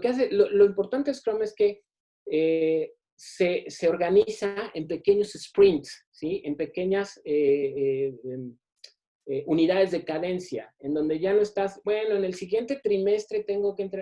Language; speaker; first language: Spanish; native; Spanish